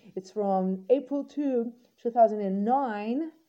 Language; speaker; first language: English; non-native, fluent; Portuguese